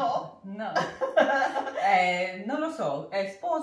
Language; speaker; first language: Italian; non-native, learner; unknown